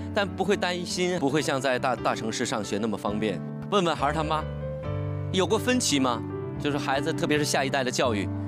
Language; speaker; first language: Chinese; native; Chinese